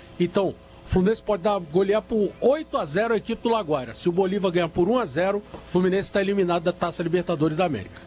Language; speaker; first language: Portuguese; native; Portuguese